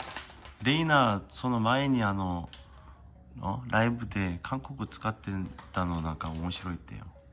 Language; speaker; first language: Japanese; non-native, fluent; Korean